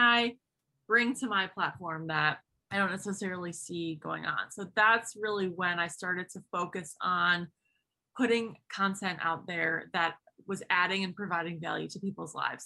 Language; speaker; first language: English; native; English